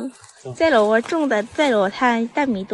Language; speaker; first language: Chinese; non-native, learner; Lao